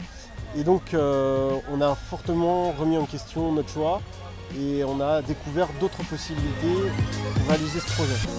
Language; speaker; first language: French; native; French